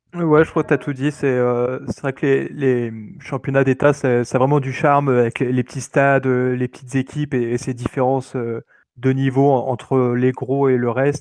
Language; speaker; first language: French; native; French